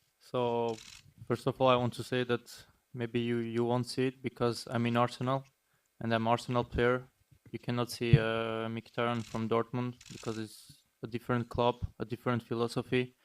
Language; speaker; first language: English; non-native, fluent; Armenian